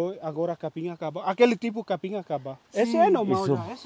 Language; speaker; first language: Portuguese; non-native, learner; Vietnamese